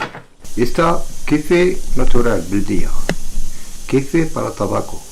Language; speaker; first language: Spanish; non-native, learner; Arabic